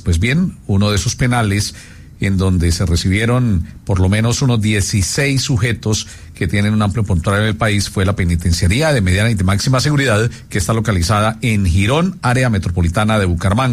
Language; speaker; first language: Spanish; native; Spanish